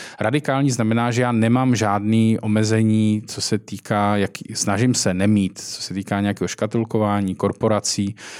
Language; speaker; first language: Czech; native; Czech